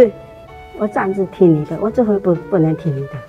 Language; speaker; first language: Chinese; native; Chinese